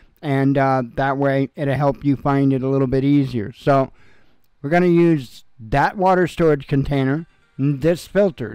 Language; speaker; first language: English; native; English